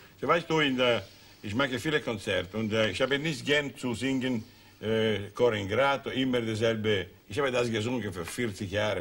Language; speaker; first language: German; non-native, learner; Italian